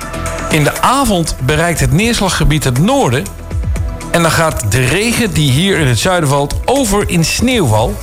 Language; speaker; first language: Dutch; native; Dutch